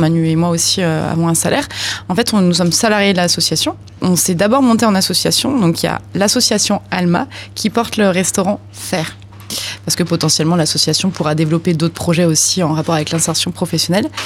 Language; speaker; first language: French; native; French